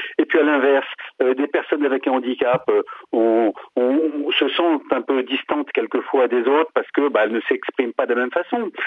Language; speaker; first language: French; native; French